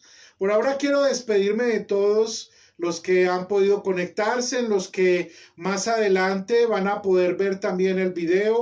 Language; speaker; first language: Spanish; native; Spanish